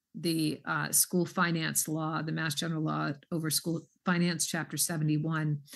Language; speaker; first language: English; native; English